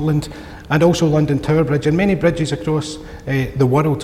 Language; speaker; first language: English; native; English